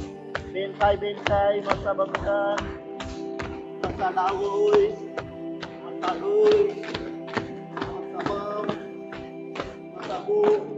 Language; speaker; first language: Vietnamese; non-native, learner; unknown